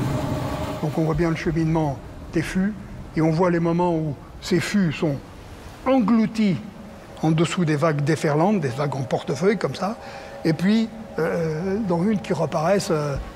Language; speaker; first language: French; native; French